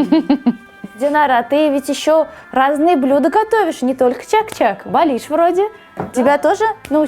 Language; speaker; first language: Russian; native; Russian